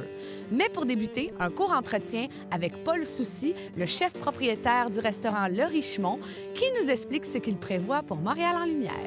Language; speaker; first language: French; native; French